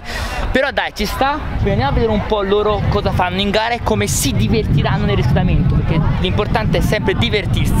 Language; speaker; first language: Italian; native; Italian